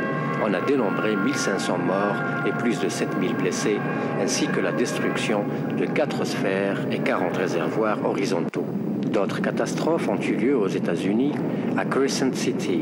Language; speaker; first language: French; non-native, local second language; Arabic